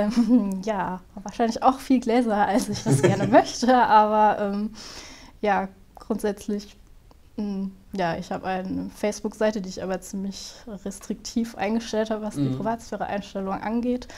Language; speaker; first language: German; native; German